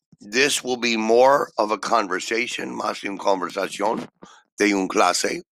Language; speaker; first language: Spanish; non-native, learner; English